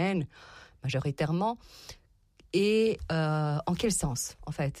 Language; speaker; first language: French; non-native, fluent; Serbian